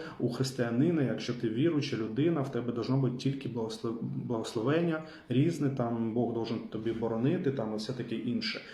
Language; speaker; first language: Ukrainian; non-native, local second language; Russian